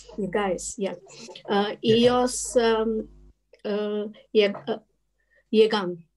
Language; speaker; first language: Spanish; non-native, learner; English